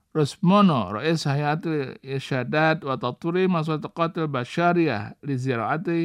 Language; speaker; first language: Arabic; non-native, fluent; Indonesian